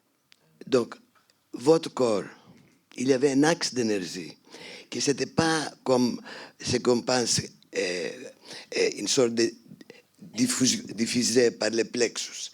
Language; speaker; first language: French; non-native, fluent; Greek